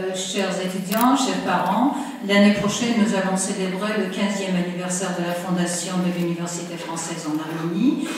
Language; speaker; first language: French; non-native, fluent; Armenian